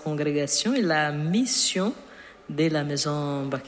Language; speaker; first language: French; non-native, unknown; Portuguese